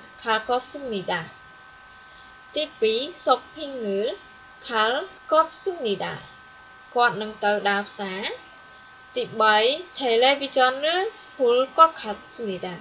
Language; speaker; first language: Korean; non-native, fluent; Khmer